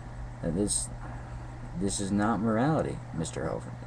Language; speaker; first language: English; native; English